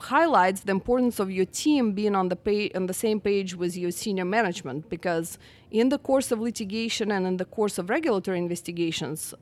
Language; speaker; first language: English; non-native, fluent; Russian